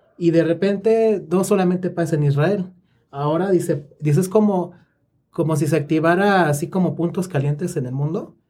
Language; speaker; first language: Spanish; native; Spanish